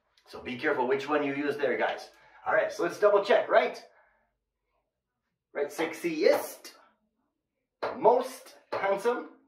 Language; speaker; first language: English; native; English